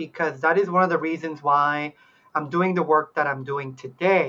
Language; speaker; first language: English; early bilingual, other home language; Korean